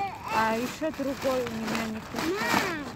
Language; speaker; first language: Russian; early bilingual, other home language; Tajik